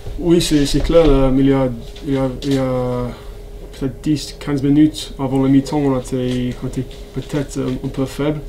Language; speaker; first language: French; non-native, fluent; English